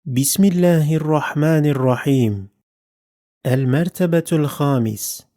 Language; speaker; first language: Arabic; non-native, fluent; Turkish